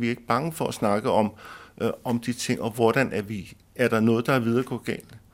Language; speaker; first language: Danish; native; Danish